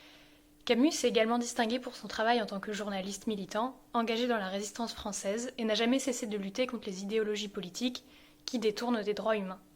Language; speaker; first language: French; native; French